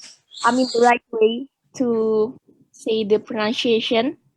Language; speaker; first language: English; non-native, learner; Indonesian